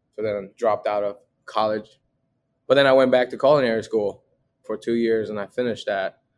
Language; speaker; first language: English; early bilingual, other home language; Vietnamese